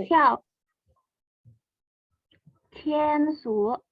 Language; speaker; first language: Chinese; non-native, learner; Indonesian